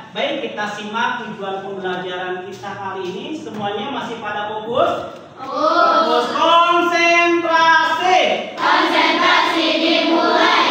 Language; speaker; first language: Indonesian; native; Indonesian